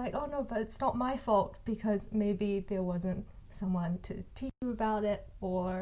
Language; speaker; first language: English; native; English